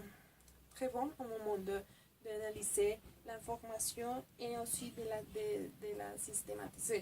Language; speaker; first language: French; non-native, fluent; Spanish